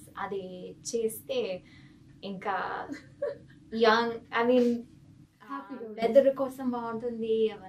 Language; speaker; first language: Telugu; non-native, fluent; English